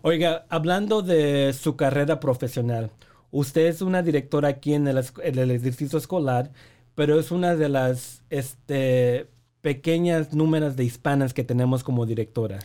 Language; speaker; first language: Spanish; early bilingual, heritage; Spanish